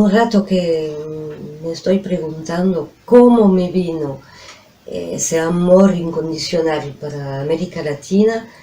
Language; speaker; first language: Spanish; non-native, fluent; French